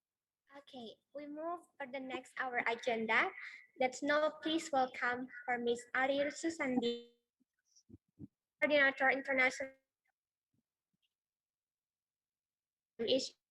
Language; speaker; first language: English; non-native, learner; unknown